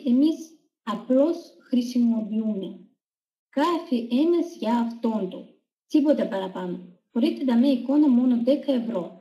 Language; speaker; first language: Greek; non-native, learner; Russian